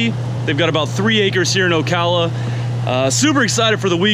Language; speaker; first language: English; native; English